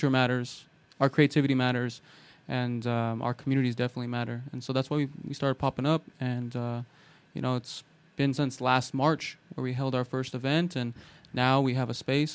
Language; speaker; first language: English; native; English